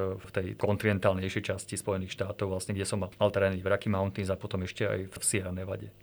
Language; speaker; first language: Slovak; native; Slovak